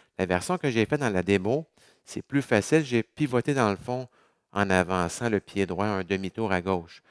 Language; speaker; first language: French; native; French